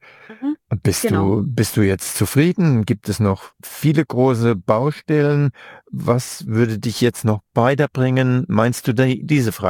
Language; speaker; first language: German; native; German